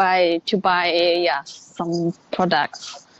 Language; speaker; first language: English; non-native, learner; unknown